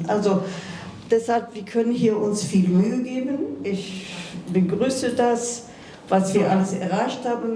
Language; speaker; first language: German; non-native, fluent; Kurdish